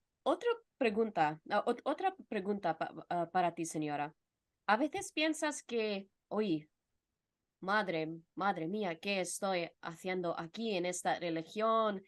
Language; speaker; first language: Spanish; non-native, fluent; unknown